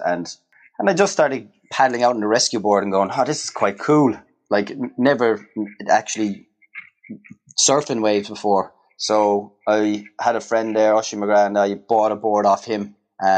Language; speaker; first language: English; native; English